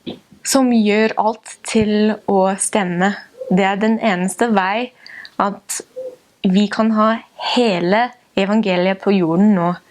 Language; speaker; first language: Norwegian; non-native, fluent; English